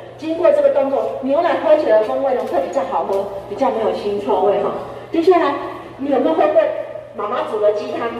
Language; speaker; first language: Chinese; native; Chinese